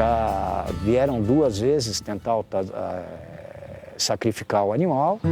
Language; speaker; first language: Portuguese; native; Portuguese